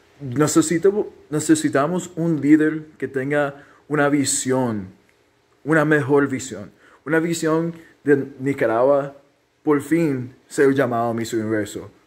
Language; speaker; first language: Spanish; early bilingual, heritage; Spanish